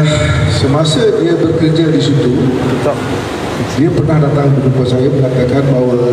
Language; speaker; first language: Malay; native; Malay